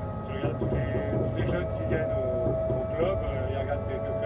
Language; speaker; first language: French; native; French